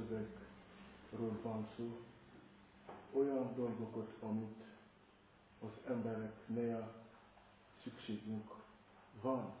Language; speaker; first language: Hungarian; non-native, fluent; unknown